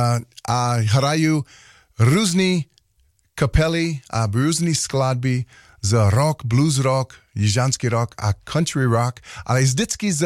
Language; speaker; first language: Czech; non-native, learner; English